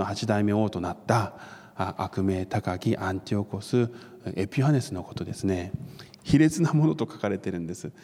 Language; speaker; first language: Japanese; non-native, fluent; Korean